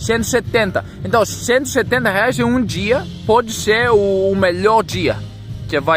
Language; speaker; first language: Portuguese; non-native, fluent; Greek